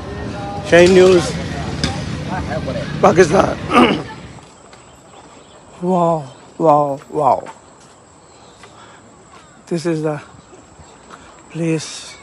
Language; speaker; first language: English; non-native, learner; Urdu